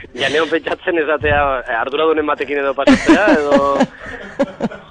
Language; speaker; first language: Basque; native; Basque